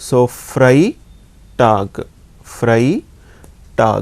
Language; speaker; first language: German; non-native, learner; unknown